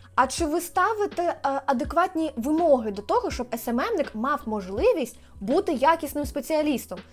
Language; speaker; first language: Ukrainian; native; Ukrainian